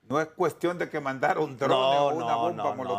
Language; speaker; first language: Spanish; native; Spanish